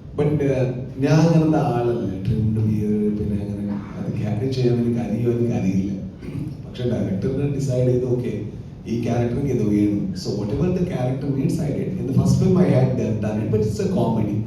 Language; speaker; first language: Malayalam; non-native, learner; Kannada